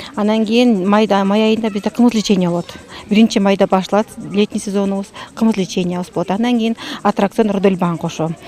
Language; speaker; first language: Kyrgyz; native; Kyrgyz